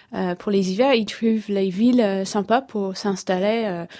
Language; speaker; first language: French; non-native, fluent; English